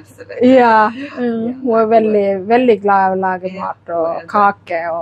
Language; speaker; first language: Norwegian; non-native, learner; Thai